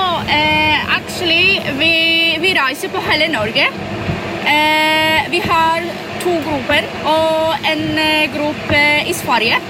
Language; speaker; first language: Norwegian; non-native, learner; Polish